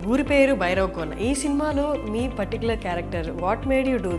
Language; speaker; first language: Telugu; native; Telugu